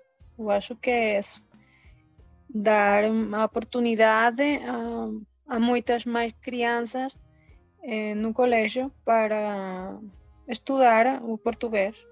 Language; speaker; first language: Portuguese; early bilingual, heritage; Spanish